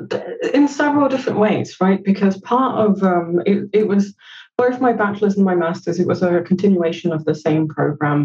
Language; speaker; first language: English; non-native, fluent; Danish